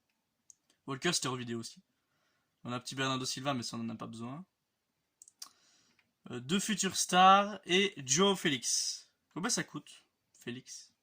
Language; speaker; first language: French; native; French